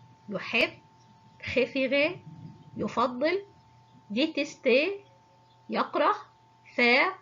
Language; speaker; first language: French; non-native, fluent; Arabic